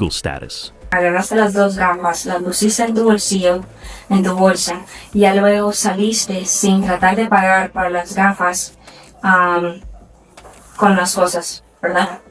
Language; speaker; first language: Spanish; early bilingual, heritage; Spanish